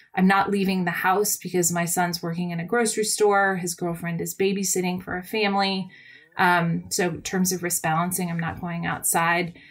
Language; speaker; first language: English; native; English